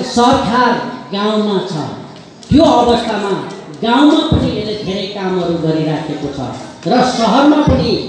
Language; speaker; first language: Nepali; non-native, local second language; Eastern Tamang